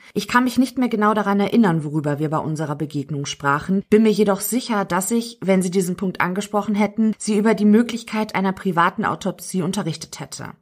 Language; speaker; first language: German; native; German